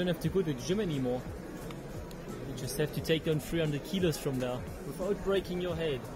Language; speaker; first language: English; non-native, fluent; German